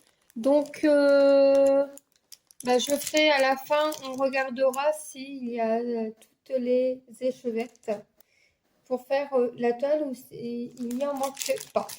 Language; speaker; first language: French; native; French